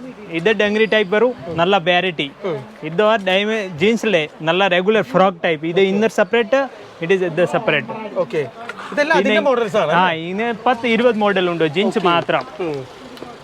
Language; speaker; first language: Malayalam; non-native, local second language; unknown